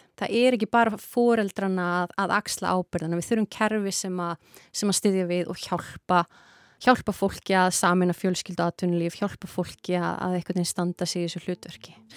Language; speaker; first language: Icelandic; native; Icelandic